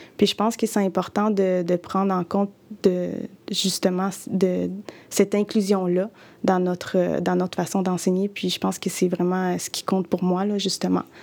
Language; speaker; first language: French; early bilingual, other home language; Spanish